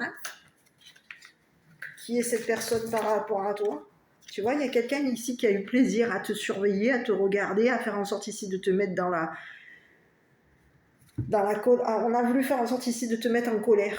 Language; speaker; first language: French; native; French